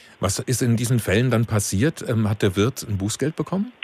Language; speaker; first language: German; native; German